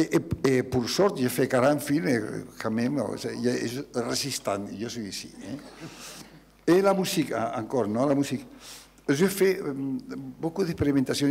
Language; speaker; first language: French; non-native, learner; Spanish